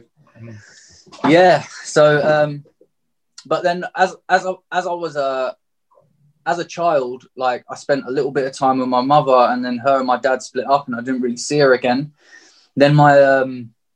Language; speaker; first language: English; native; English